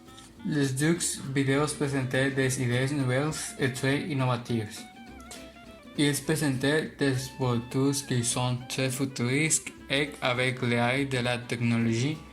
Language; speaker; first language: French; non-native, learner; Spanish